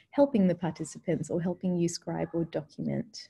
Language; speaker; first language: English; native; English